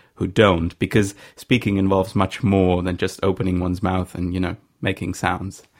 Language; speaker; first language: English; non-native, fluent; German